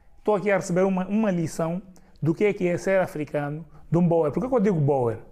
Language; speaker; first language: Portuguese; native; Portuguese